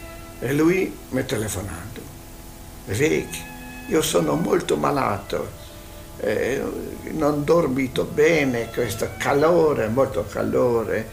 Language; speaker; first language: Italian; non-native, learner; Hungarian